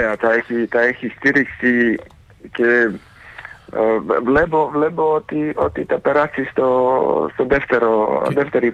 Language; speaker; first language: Greek; non-native, fluent; Serbian